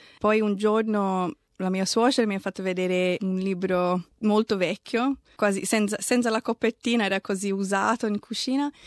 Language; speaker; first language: Italian; non-native, fluent; English